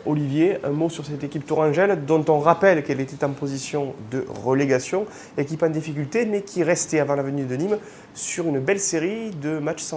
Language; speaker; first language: French; native; French